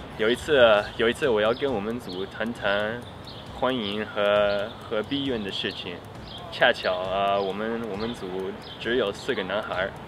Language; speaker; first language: Chinese; early bilingual, heritage; Chinese